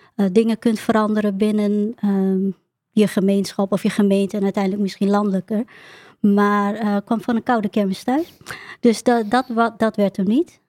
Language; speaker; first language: Dutch; early bilingual, other home language; Vietnamese